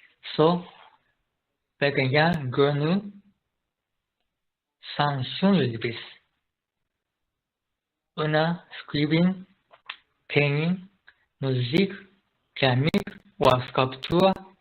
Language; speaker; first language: Danish; non-native, learner; Japanese